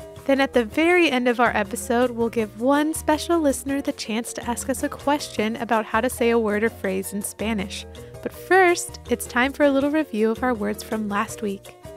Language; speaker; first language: English; native; English